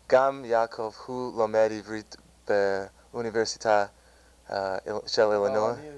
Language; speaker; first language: Hebrew; non-native, learner; English